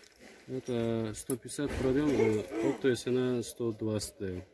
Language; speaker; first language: Russian; non-native, local second language; Kyrgyz